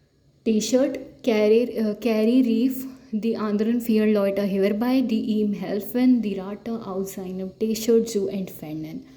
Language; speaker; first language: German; non-native, learner; Hindi